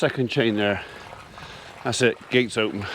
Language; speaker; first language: English; native; English